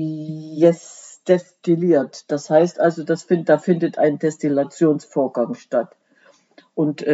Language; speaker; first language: German; native; German